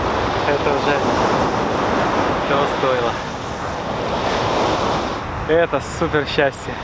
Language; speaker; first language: Russian; native; Russian